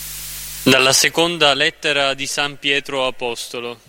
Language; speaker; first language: Italian; native; Italian